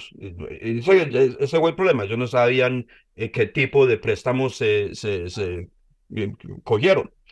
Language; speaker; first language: Spanish; early bilingual, heritage; Spanish